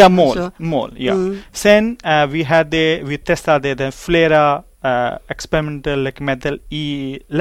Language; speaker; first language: Swedish; non-native, learner; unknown